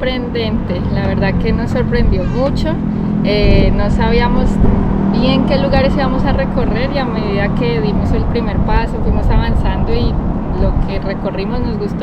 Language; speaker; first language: Spanish; native; Spanish